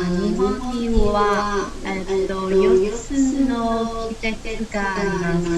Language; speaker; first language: Japanese; non-native, learner; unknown